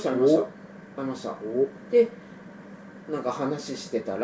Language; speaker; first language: Japanese; native; Japanese